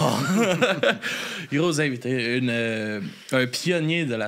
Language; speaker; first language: French; native; French